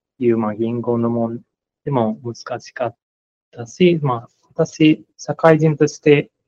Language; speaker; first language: Japanese; non-native, fluent; Nepali